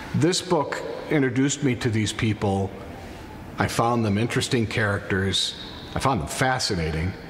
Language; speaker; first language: English; native; English